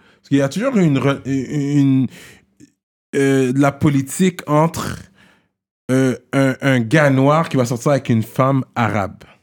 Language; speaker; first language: French; native; French